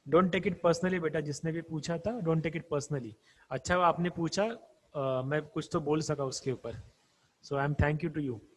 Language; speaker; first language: Hindi; non-native, local second language; Marathi